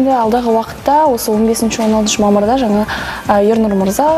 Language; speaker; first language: Kazakh; native; Kazakh